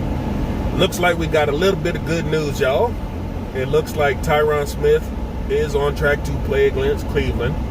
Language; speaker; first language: English; native; English